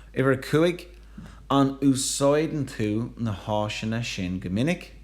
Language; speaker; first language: Irish; non-native, local second language; English